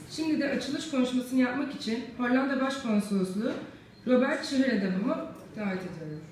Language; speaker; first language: Turkish; native; Turkish